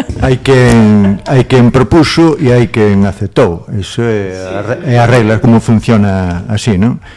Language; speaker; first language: Galician; non-native, local second language; Spanish